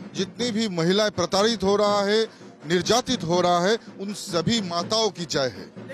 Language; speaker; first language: Hindi; non-native, local second language; Bangla